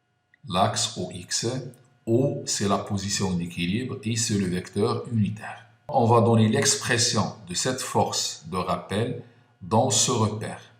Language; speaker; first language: French; non-native, local second language; Arabic